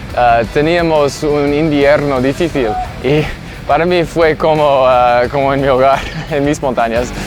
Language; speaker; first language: Spanish; non-native, learner; English